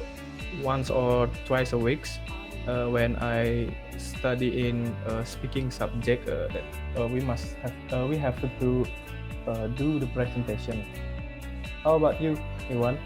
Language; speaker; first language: English; non-native, learner; Indonesian